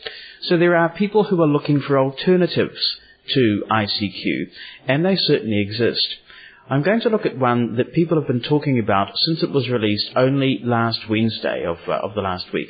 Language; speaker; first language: English; native; English